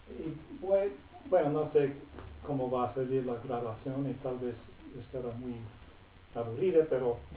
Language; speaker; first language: Spanish; non-native, fluent; English